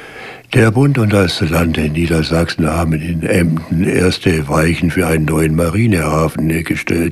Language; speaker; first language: German; native; German